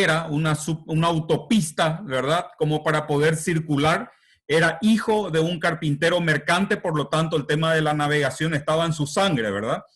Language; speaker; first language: Spanish; native; Spanish